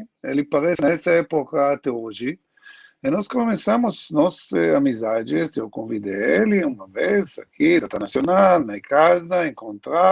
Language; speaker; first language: Portuguese; non-native, learner; Hebrew